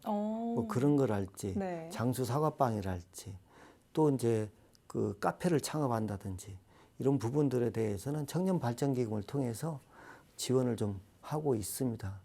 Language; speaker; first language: Korean; native; Korean